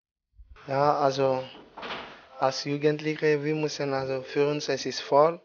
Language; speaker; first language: German; non-native, learner; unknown